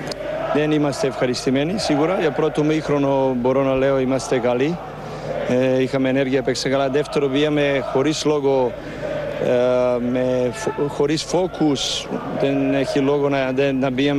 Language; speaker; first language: Greek; non-native, fluent; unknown